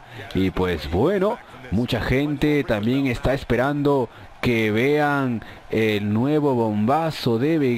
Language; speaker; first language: Spanish; native; Spanish